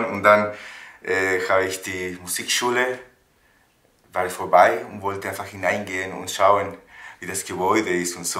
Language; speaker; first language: German; non-native, fluent; Spanish